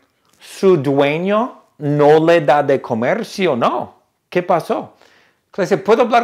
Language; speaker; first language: Spanish; non-native, fluent; English